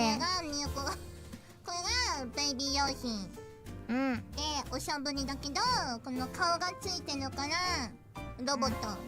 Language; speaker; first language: Japanese; native; Japanese